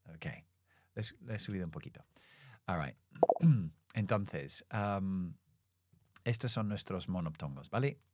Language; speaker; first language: Spanish; non-native, fluent; English